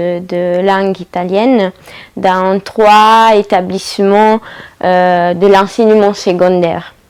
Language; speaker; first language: French; non-native, fluent; Italian